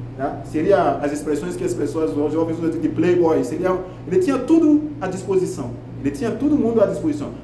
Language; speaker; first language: Portuguese; non-native, fluent; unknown